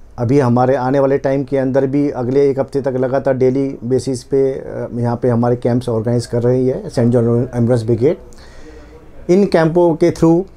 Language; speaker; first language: Hindi; native; Hindi